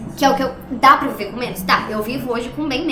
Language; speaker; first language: Portuguese; native; Portuguese